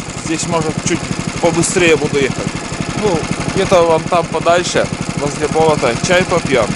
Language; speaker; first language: Russian; native; Russian